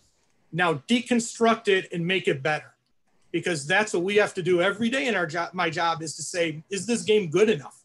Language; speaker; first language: English; native; English